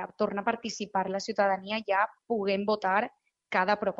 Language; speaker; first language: Catalan; native; Catalan